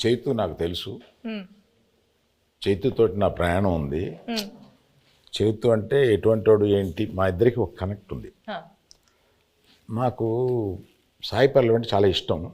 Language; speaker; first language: Telugu; native; Telugu